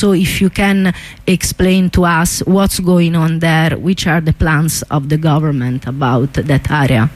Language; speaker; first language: English; non-native, fluent; Italian